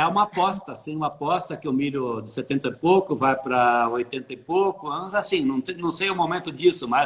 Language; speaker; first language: Portuguese; native; Portuguese